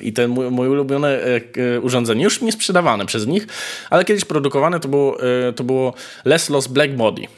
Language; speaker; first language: Polish; native; Polish